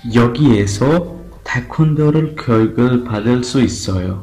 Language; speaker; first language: Korean; non-native, fluent; Sinhala